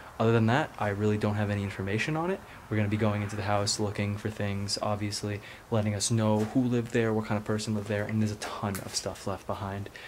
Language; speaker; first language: English; native; English